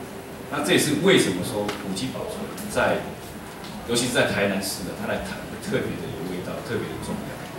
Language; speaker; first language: Chinese; native; Chinese